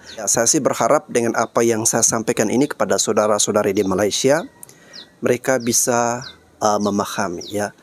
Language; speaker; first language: Indonesian; native; Indonesian